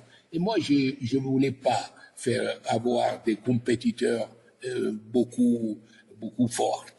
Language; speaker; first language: French; non-native, learner; Italian